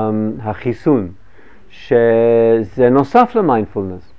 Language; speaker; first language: Hebrew; non-native, fluent; English